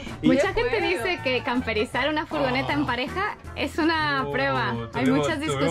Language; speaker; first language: Spanish; native; Spanish